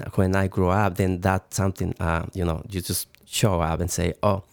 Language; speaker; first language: English; non-native, learner; Spanish